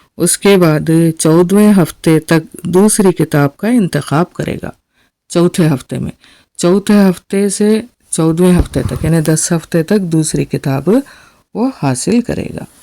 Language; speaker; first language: Urdu; native; Urdu